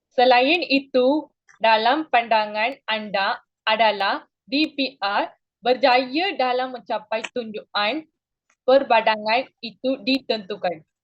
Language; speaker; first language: Malay; non-native, local second language; Tamil